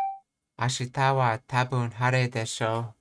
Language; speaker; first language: Japanese; non-native, learner; English